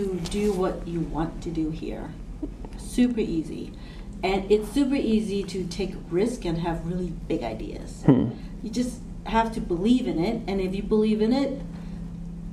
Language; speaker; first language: English; non-native, local second language; Cantonese